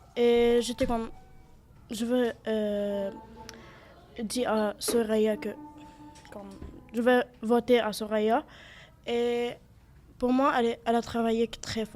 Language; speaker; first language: French; non-native, learner; Arabic